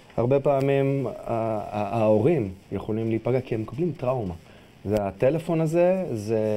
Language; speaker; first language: Hebrew; early bilingual, other home language; Russian